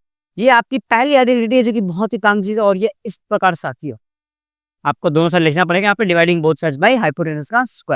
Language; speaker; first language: Hindi; non-native, local second language; Gujarati